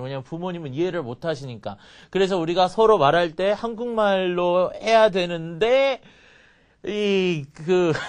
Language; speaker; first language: Korean; early bilingual, heritage; Korean